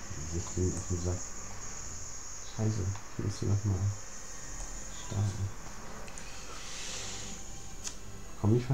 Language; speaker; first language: German; native; German